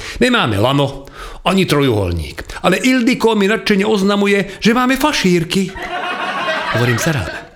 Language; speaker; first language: Slovak; non-native, local second language; Hungarian